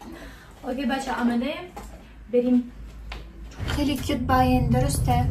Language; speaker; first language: Persian; non-native, learner; Turkish